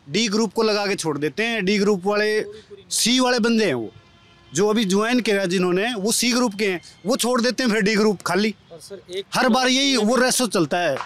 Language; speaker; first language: Hindi; native; Hindi